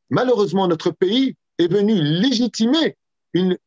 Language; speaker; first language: French; native; French